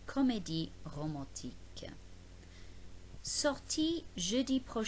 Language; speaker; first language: French; non-native, fluent; English